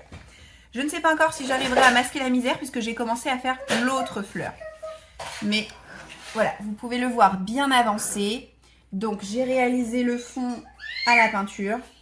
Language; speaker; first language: French; native; French